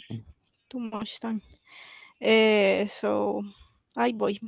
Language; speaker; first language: English; non-native, learner; Spanish